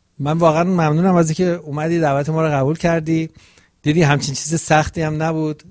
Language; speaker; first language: Persian; native; Persian